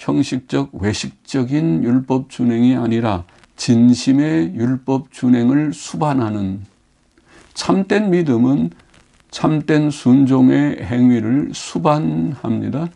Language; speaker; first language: Korean; native; Korean